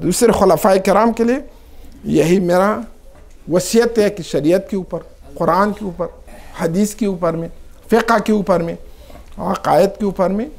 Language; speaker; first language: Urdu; non-native, local second language; Pashto